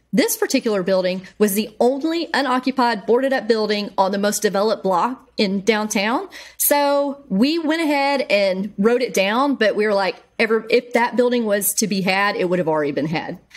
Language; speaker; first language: English; native; English